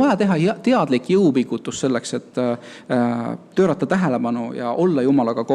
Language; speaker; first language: Estonian; native; Estonian